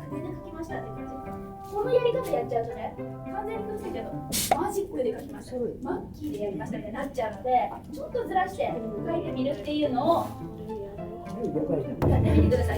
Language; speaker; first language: Japanese; native; Japanese